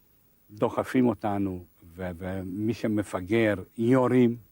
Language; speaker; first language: Hebrew; non-native, fluent; Hungarian